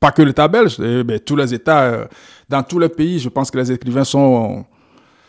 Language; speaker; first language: French; non-native, local second language; Ewe